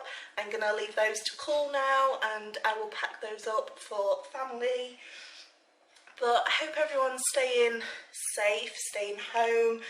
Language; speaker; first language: English; native; English